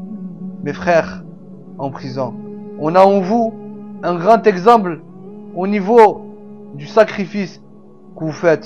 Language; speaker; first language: French; non-native, local second language; Arabic